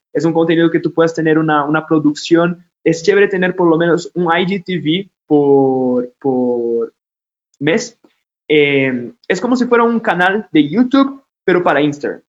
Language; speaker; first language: Spanish; non-native, fluent; Portuguese